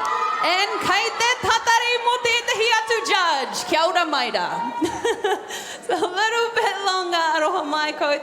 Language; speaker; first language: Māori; non-native, local second language; English